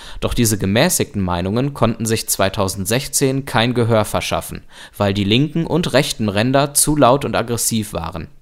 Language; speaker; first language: German; native; German